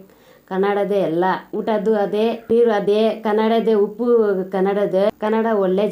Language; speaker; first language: Kannada; non-native, learner; Nepali